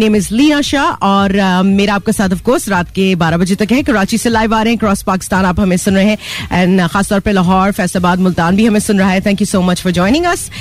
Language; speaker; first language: Urdu; native; Urdu